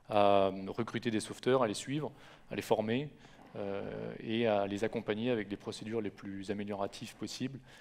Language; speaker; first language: French; native; French